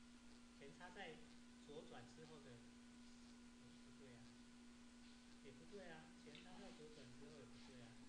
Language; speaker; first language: Chinese; native; Chinese